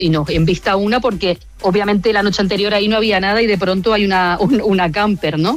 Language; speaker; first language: Spanish; native; Spanish